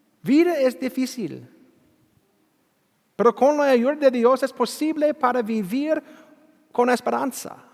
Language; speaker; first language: Spanish; non-native, learner; English